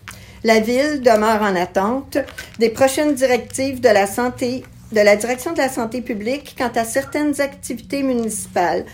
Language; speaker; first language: French; native; French